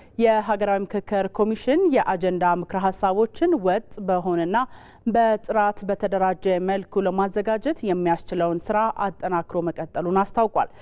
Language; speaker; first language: Amharic; native; Amharic